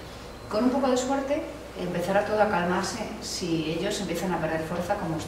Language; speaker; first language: Spanish; native; Spanish